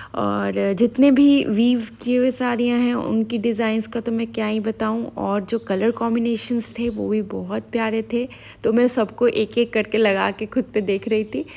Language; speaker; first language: Hindi; native; Hindi